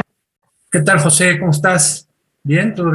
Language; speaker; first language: Spanish; native; Spanish